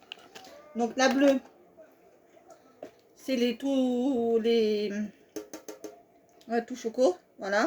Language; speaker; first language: French; native; French